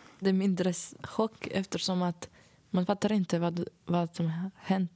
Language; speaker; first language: Swedish; non-native, fluent; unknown